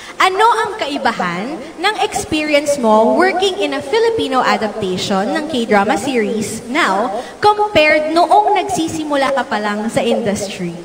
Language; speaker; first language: Filipino; native; Filipino